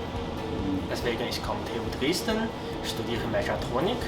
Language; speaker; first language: German; non-native, learner; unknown